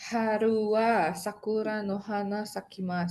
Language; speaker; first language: Japanese; non-native, learner; Indonesian